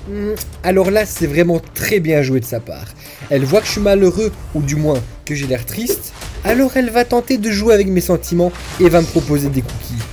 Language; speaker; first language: French; native; French